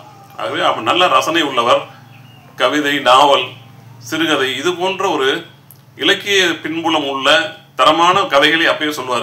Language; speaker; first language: Tamil; native; Tamil